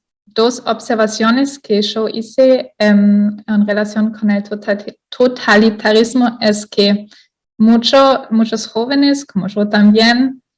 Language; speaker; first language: Spanish; non-native, fluent; German